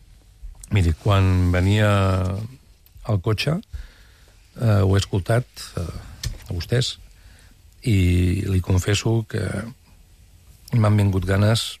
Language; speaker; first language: Catalan; native; Catalan